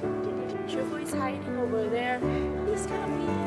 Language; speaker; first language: English; non-native, fluent; Indonesian